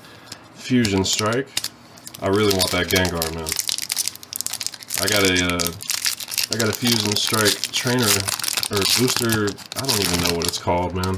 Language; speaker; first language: English; native; English